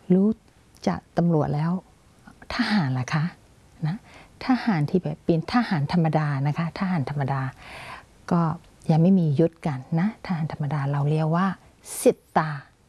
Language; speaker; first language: Thai; non-native, fluent; Burmese